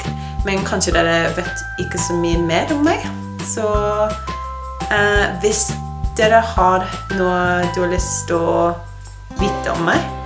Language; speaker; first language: Norwegian; non-native, learner; English